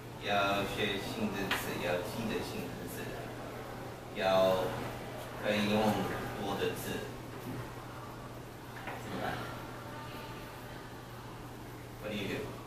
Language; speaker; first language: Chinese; non-native, learner; English